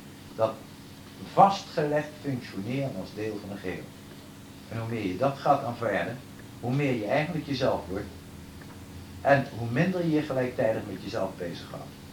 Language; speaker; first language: Dutch; native; Dutch